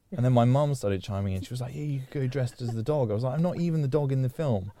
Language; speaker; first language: English; native; English